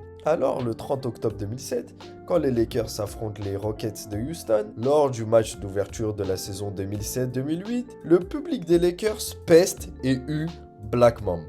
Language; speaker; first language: French; native; French